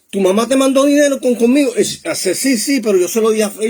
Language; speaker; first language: Spanish; early bilingual, heritage; Spanish